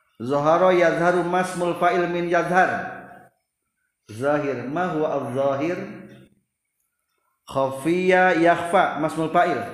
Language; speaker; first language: Arabic; non-native, learner; Indonesian